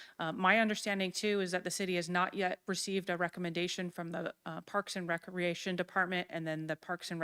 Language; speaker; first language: English; native; English